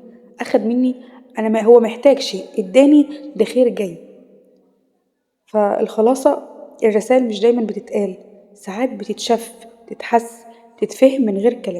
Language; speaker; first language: Arabic; native; Arabic